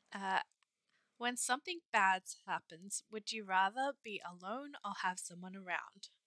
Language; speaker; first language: English; native; English